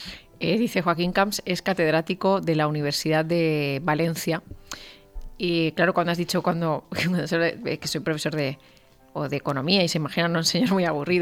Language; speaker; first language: Spanish; native; Spanish